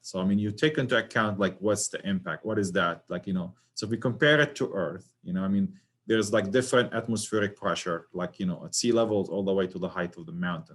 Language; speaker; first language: English; non-native, fluent; Arabic